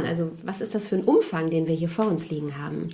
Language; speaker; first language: German; native; German